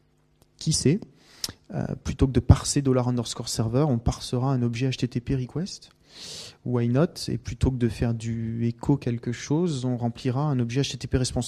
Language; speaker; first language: French; native; French